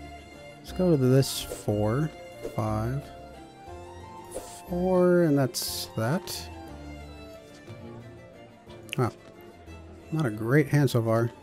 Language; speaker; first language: English; native; English